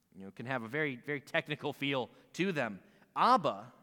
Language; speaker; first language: English; native; English